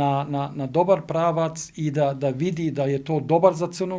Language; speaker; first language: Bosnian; non-native, learner; German